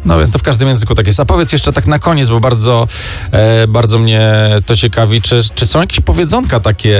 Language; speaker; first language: Polish; native; Polish